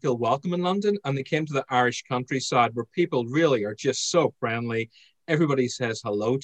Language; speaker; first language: English; native; English